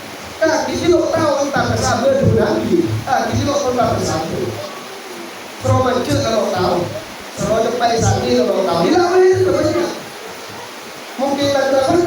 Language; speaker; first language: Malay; non-native, local second language; Javanese